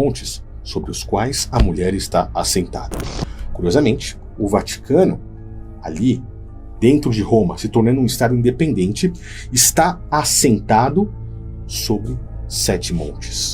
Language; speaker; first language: Portuguese; native; Portuguese